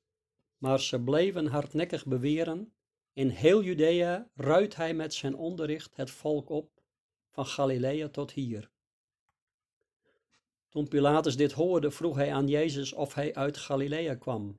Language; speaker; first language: Dutch; native; Dutch